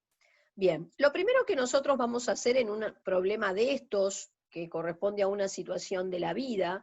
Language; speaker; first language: Spanish; native; Spanish